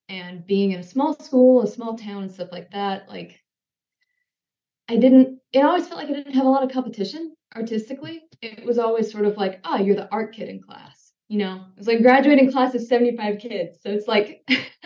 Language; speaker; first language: English; native; English